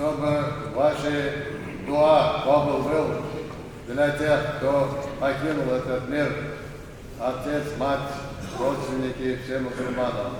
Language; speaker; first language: Russian; non-native, local second language; Kumyk